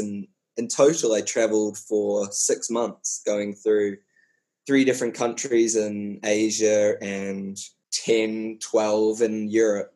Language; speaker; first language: English; native; English